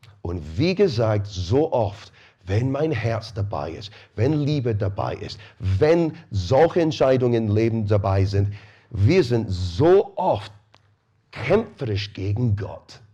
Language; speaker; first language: German; non-native, fluent; English